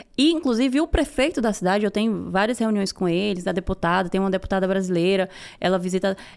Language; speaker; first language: Portuguese; native; Portuguese